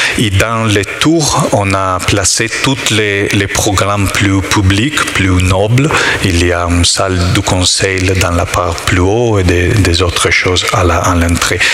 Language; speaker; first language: French; non-native, learner; Italian